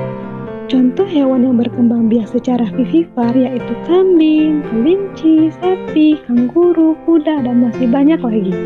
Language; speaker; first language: Indonesian; native; Indonesian